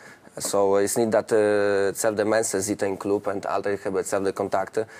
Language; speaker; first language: Dutch; non-native, learner; Polish